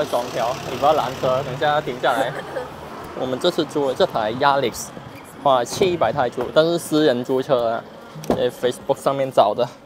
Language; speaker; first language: Chinese; native; Chinese